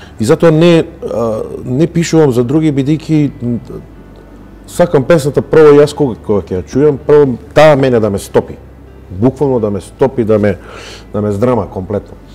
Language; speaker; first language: Macedonian; native; Macedonian